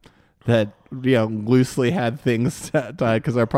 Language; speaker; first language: English; native; English